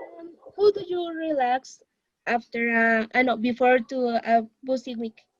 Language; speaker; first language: English; non-native, learner; Spanish